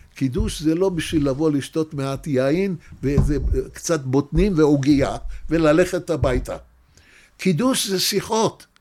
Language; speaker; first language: Hebrew; native; Hebrew